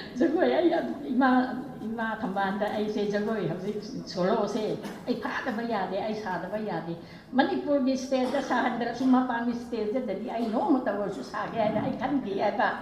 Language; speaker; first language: Manipuri; non-native, local second language; Rongmei Naga